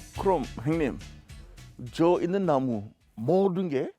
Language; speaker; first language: Korean; non-native, learner; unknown